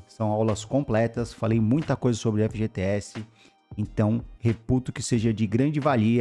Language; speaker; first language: Portuguese; native; Portuguese